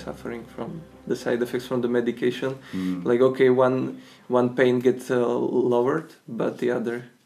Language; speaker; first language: English; non-native, fluent; Slovak